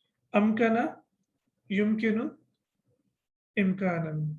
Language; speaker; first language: Arabic; non-native, fluent; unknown